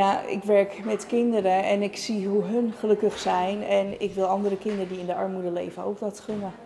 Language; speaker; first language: Dutch; native; Dutch